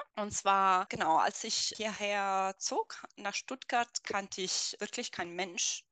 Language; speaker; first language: German; non-native, fluent; Italian